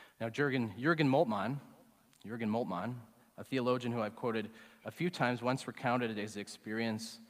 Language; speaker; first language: English; native; English